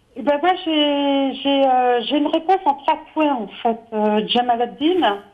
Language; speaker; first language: French; native; French